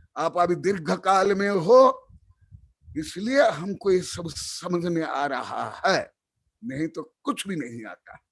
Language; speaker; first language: Hindi; non-native, local second language; Odia